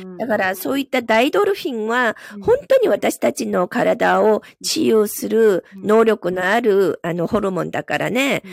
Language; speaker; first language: Japanese; non-native, fluent; Korean